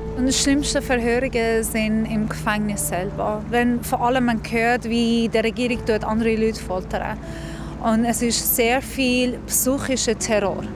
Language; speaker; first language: German; non-native, fluent; Persian